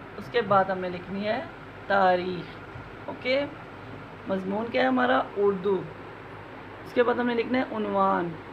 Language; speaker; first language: Urdu; non-native, local second language; Punjabi